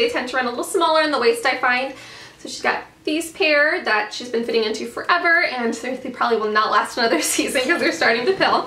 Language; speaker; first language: English; native; English